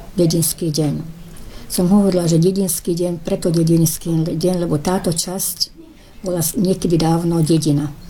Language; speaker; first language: Slovak; early bilingual, heritage; Slovak